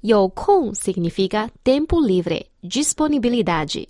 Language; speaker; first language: Portuguese; non-native, fluent; Chinese